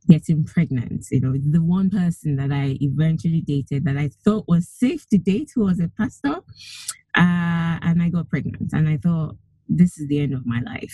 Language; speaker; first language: English; non-native, local second language; Yoruba